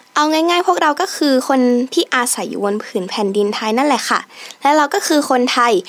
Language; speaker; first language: Thai; native; Thai